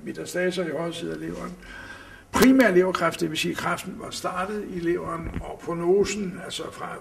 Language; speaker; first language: Danish; native; Danish